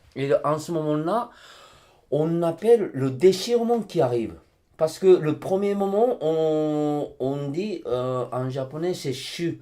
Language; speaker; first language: French; non-native, fluent; Japanese